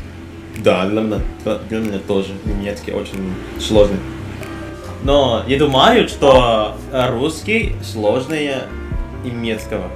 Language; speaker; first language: Russian; non-native, learner; Indonesian